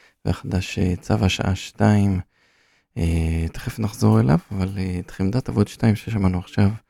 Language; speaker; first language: Hebrew; native; Hebrew